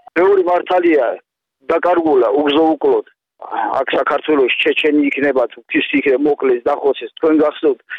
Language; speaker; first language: Georgian; non-native, local second language; Chechen